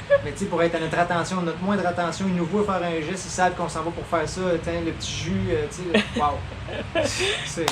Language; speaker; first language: French; native; French